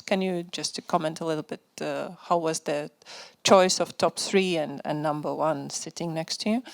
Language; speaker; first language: English; non-native, fluent; Latvian